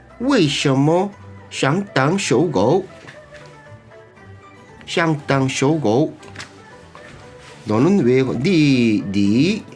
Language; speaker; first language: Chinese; non-native, learner; Korean